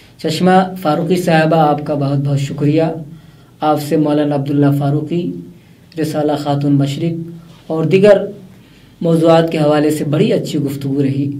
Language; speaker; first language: Urdu; native; Urdu